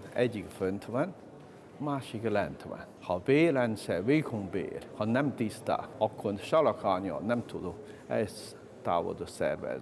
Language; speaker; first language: Hungarian; non-native, learner; Chinese